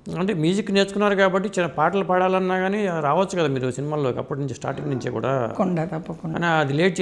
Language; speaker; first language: Telugu; native; Telugu